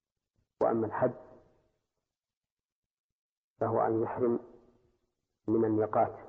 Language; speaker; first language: Arabic; native; Arabic